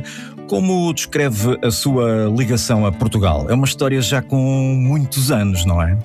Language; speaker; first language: Portuguese; native; Portuguese